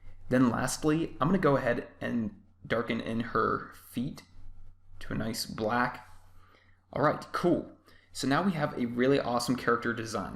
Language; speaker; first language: English; native; English